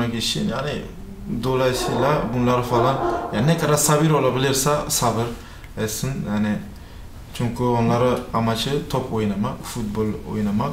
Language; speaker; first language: Turkish; non-native, fluent; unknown